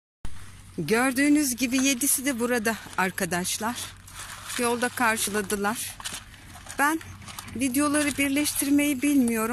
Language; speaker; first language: Turkish; native; Turkish